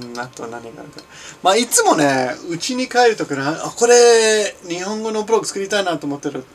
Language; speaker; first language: Japanese; non-native, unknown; English